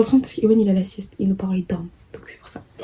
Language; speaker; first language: French; native; French